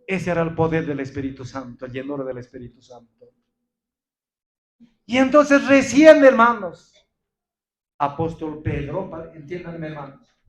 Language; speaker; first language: Spanish; non-native, local second language; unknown